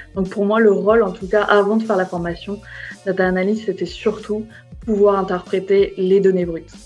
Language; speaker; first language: French; native; French